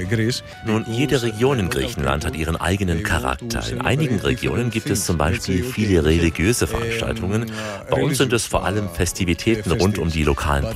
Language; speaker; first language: German; native; German